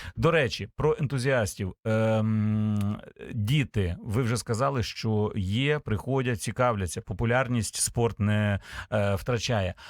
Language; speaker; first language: Ukrainian; native; Ukrainian